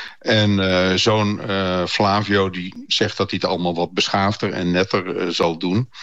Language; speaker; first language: Dutch; native; Dutch